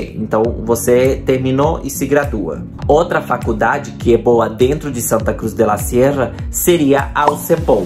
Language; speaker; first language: Portuguese; non-native, fluent; Spanish